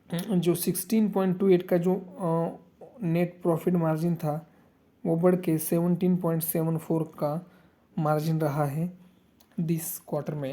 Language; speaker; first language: Hindi; non-native, local second language; Marathi